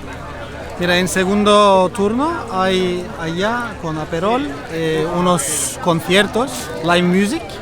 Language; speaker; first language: Spanish; non-native, fluent; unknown